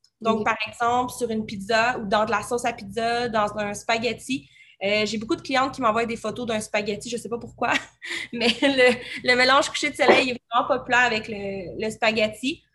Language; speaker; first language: French; native; French